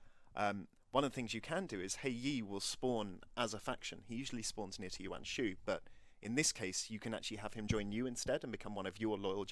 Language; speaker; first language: English; native; English